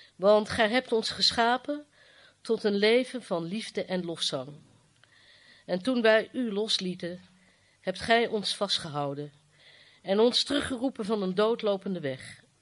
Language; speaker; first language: Dutch; native; Dutch